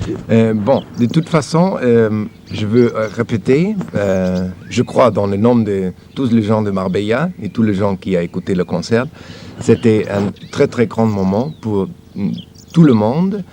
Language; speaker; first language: French; non-native, learner; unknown